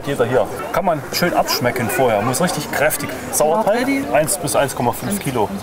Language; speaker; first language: German; native; German